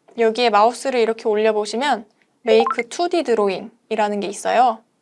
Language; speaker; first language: Korean; native; Korean